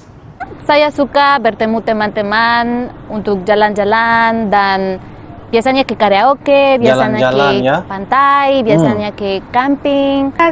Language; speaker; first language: Indonesian; non-native, learner; Spanish